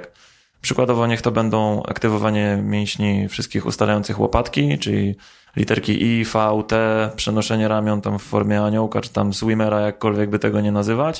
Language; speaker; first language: Polish; native; Polish